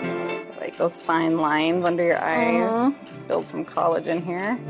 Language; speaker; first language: English; native; English